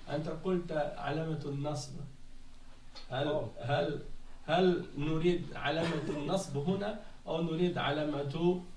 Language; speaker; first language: Arabic; non-native, fluent; French